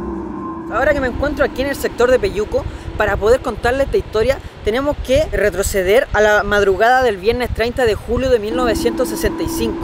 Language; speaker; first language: Spanish; native; Spanish